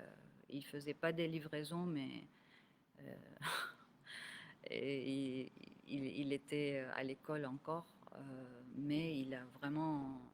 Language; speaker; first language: French; non-native, local second language; Arabic